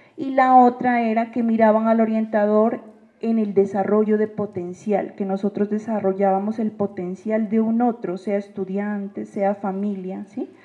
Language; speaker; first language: Spanish; native; Spanish